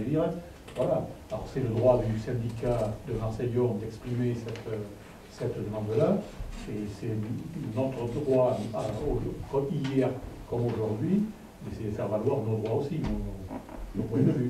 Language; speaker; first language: French; native; French